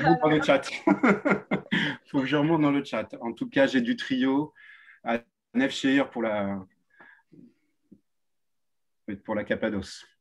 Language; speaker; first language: French; native; French